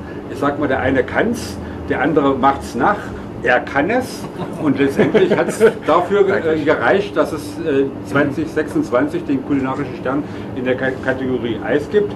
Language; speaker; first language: German; native; German